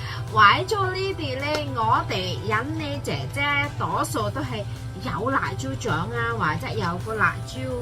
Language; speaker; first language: Cantonese; non-native, fluent; Indonesian